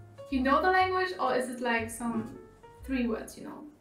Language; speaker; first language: English; non-native, fluent; Russian